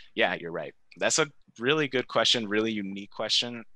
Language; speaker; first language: English; early bilingual, other home language; Spanish